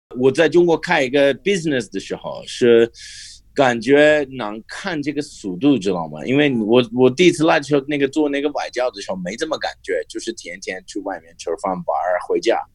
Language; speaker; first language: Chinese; non-native, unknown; English